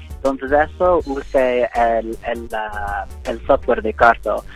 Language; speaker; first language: Spanish; non-native, fluent; English